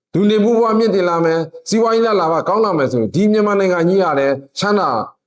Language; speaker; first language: Burmese; non-native, local second language; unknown